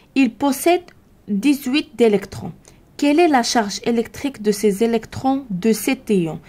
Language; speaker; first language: French; non-native, local second language; Arabic